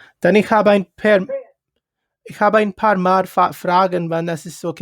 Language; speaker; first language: German; non-native, learner; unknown